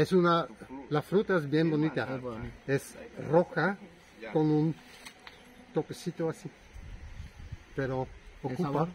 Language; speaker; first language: Spanish; non-native, fluent; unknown